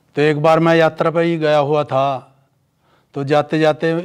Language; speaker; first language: Hindi; native; Hindi